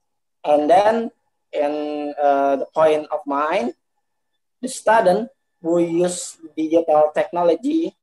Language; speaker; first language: English; non-native, learner; Indonesian